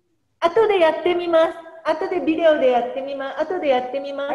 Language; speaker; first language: Japanese; non-native, fluent; Indonesian